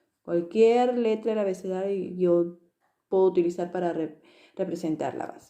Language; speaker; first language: Spanish; native; Spanish